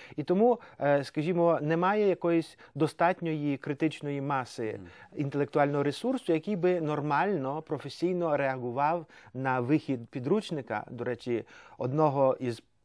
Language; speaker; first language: Ukrainian; native; Ukrainian